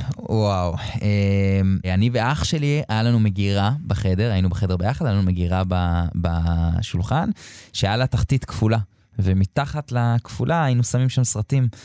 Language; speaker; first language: Hebrew; native; Hebrew